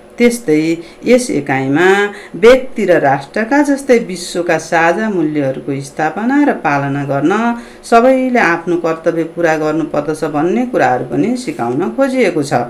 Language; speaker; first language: Nepali; native; Nepali